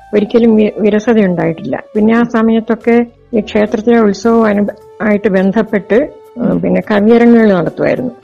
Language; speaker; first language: Malayalam; native; Malayalam